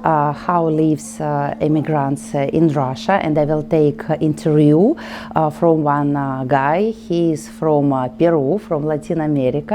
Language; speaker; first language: English; non-native, learner; Russian